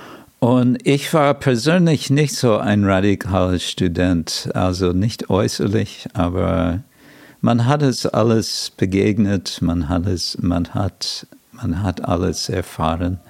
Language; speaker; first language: German; non-native, fluent; English